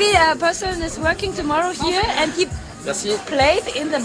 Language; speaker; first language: English; non-native, learner; German